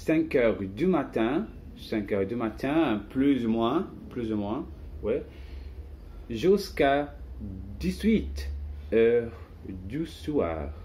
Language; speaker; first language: French; non-native, learner; Portuguese